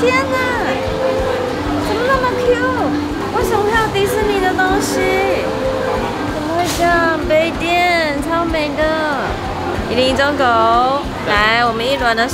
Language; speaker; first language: Chinese; native; Chinese